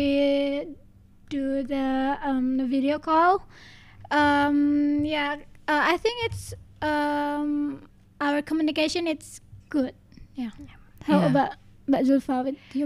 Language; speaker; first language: English; non-native, learner; Indonesian